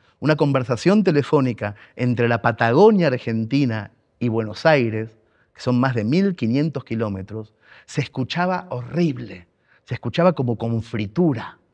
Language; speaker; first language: Spanish; native; Spanish